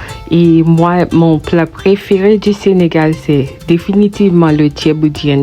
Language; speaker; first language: French; non-native, local second language; Haitian Creole